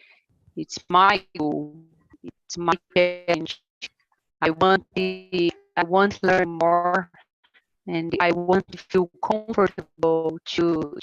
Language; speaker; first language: English; non-native, learner; Portuguese